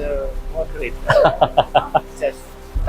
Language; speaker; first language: English; non-native, learner; Indonesian